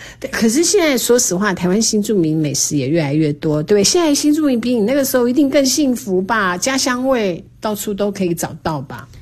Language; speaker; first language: Chinese; native; Chinese